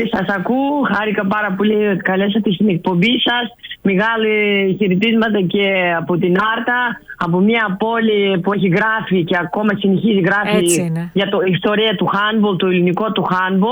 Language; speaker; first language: Greek; non-native, learner; Russian